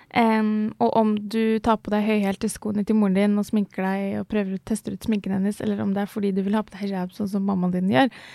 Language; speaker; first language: Norwegian; native; Norwegian